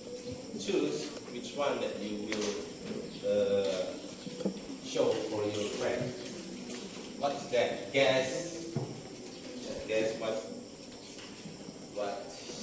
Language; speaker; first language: English; non-native, fluent; Indonesian